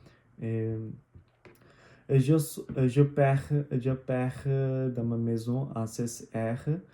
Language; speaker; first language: French; non-native, learner; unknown